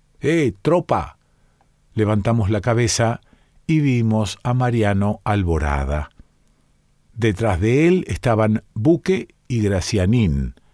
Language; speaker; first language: Spanish; native; Spanish